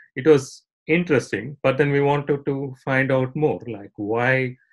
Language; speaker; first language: English; non-native, local second language; Tamil